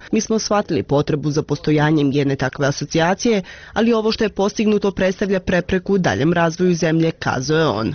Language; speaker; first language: Serbian; non-native, local second language; Albanian